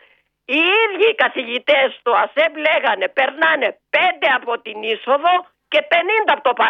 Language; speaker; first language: Greek; native; Greek